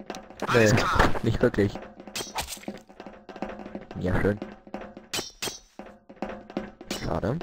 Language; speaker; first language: German; native; German